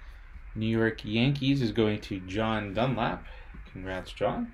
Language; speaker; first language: English; native; English